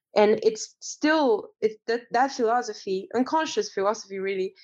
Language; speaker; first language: English; non-native, fluent; Romanian